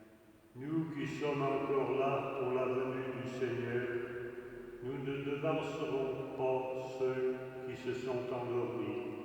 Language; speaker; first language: French; native; French